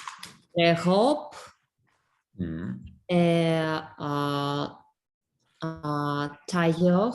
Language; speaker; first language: French; non-native, learner; English